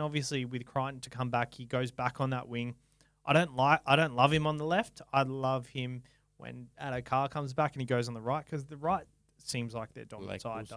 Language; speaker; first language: English; native; English